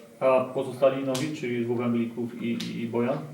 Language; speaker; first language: Polish; native; Polish